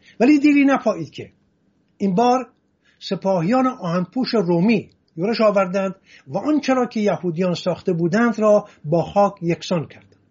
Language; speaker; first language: Persian; non-native, local second language; Assyrian Neo-Aramaic